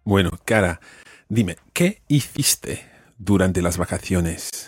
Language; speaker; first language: Spanish; non-native, fluent; English